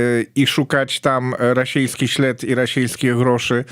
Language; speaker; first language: Polish; non-native, learner; Belarusian